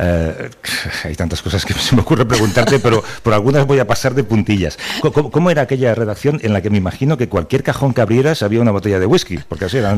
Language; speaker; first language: Spanish; native; Spanish